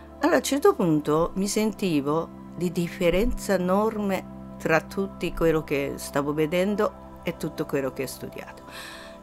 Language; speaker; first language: Italian; non-native, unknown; Japanese